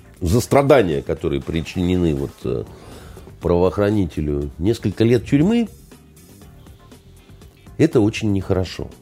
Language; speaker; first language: Russian; native; Russian